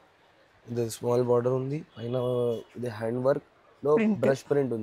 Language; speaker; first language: Telugu; non-native, local second language; Hindi